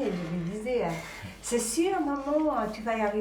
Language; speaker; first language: French; early bilingual, other home language; Albanian